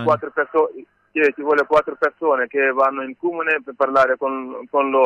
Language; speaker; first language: Italian; non-native, learner; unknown